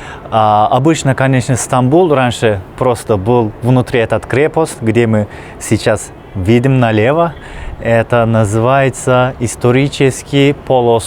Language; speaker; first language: Russian; non-native, fluent; Turkish